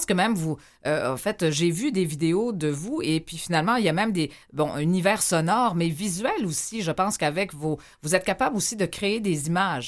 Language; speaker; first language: French; native; French